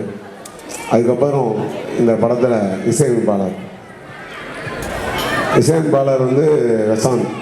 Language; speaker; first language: Tamil; native; Tamil